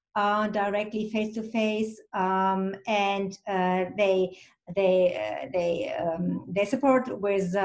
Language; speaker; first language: English; non-native, fluent; German